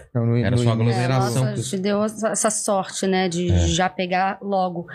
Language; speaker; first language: Portuguese; native; Portuguese